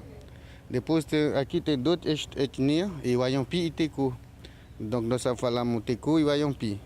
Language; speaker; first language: Portuguese; non-native, learner; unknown